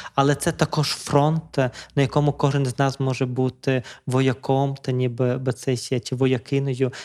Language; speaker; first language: Ukrainian; native; Ukrainian